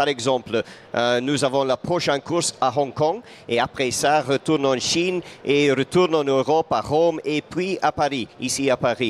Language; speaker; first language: French; non-native, fluent; English